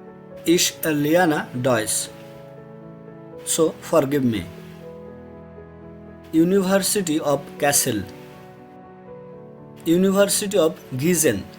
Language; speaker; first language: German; non-native, learner; Bangla